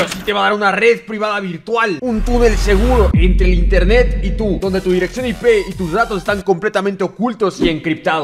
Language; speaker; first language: Spanish; native; Spanish